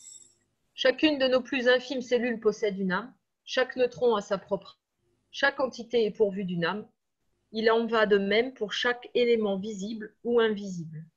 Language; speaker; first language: French; native; French